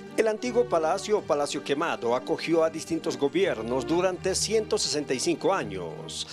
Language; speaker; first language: Spanish; native; Spanish